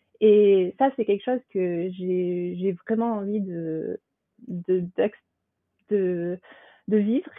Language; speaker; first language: French; native; French